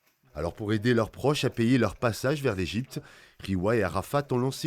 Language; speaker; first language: French; native; French